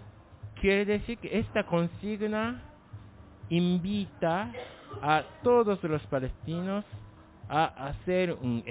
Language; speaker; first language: Spanish; non-native, learner; Japanese